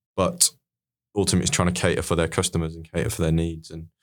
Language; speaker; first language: English; native; English